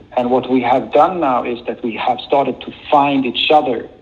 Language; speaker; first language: English; non-native, fluent; Swedish